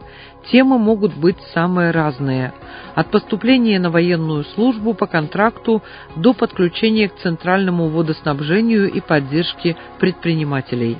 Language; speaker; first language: Russian; native; Russian